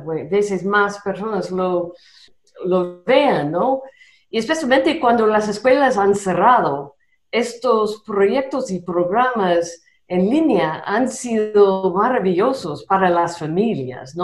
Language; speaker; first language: Spanish; non-native, fluent; English